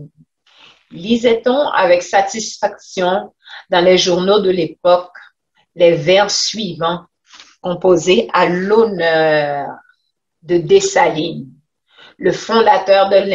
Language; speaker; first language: French; non-native, local second language; Haitian Creole